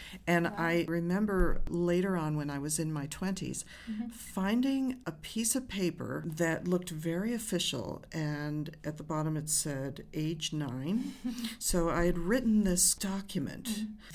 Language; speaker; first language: English; native; English